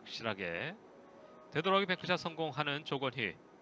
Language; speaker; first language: Korean; native; Korean